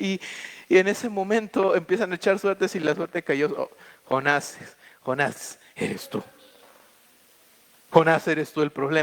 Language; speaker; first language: Spanish; native; Spanish